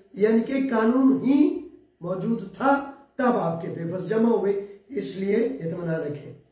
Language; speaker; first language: Urdu; non-native, local second language; Punjabi